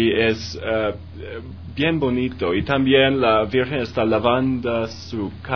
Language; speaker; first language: Spanish; non-native, learner; English